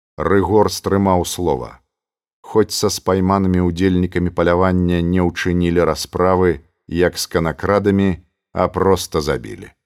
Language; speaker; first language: Belarusian; native; Belarusian